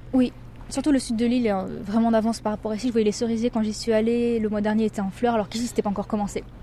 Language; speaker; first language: French; native; French